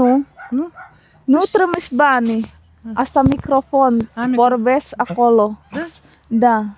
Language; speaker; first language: Romanian; non-native, learner; Indonesian